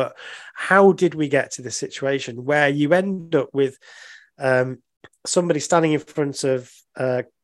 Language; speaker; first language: English; native; English